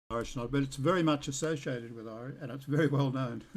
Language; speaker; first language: English; native; English